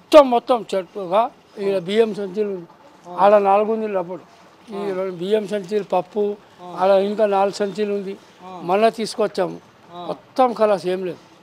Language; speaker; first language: Telugu; non-native, local second language; Urdu